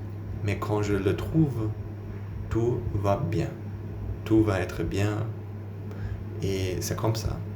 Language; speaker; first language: French; non-native, learner; German